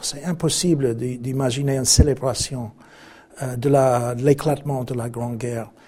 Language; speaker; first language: French; non-native, fluent; English